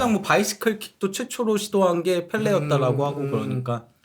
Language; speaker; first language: Korean; native; Korean